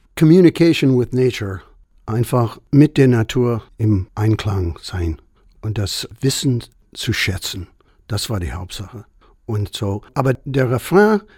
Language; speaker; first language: German; non-native, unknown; English